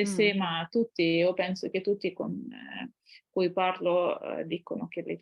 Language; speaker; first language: Italian; non-native, fluent; Ukrainian